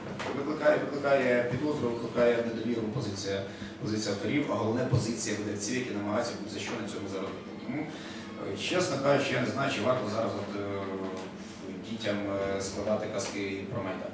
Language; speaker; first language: Ukrainian; native; Ukrainian